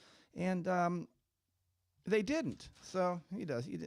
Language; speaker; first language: English; native; English